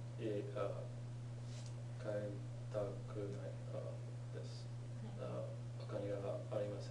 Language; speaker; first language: Japanese; non-native, learner; English